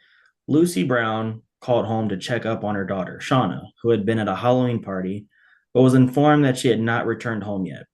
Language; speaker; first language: English; native; English